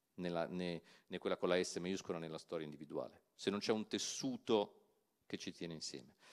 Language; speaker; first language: Italian; native; Italian